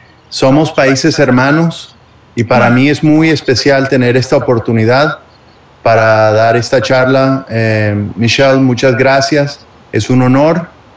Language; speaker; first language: Spanish; early bilingual, other home language; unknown